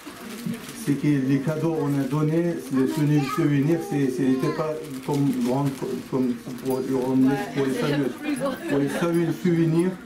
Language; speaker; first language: French; non-native, fluent; Chechen